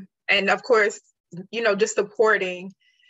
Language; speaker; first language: English; native; English